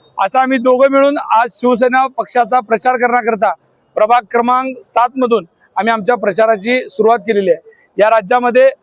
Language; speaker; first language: Marathi; native; Marathi